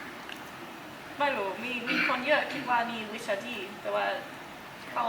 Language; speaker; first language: Thai; non-native, learner; English